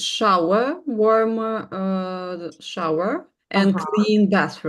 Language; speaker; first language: English; non-native, learner; Russian